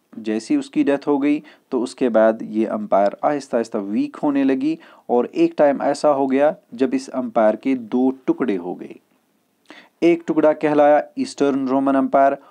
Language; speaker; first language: Hindi; non-native, local second language; Kashmiri